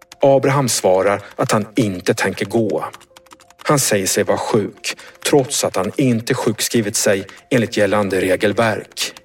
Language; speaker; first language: Swedish; native; Swedish